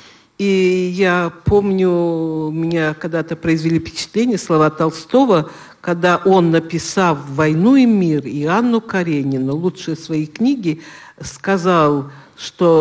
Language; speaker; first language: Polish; non-native, learner; Russian